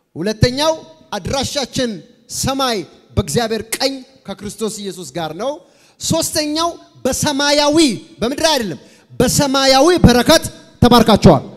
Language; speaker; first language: Amharic; native; Amharic